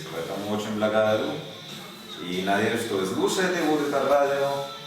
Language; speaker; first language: Russian; non-native, learner; Spanish